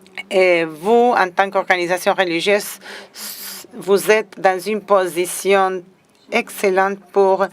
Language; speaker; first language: French; non-native, fluent; Spanish